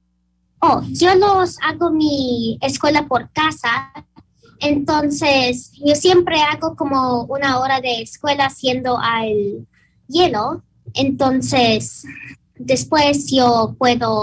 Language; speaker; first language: Spanish; early bilingual, heritage; Spanish